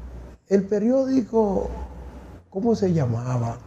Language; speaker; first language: Spanish; native; Spanish